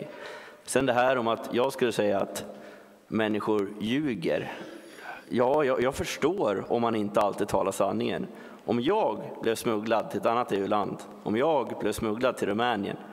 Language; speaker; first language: Swedish; native; Swedish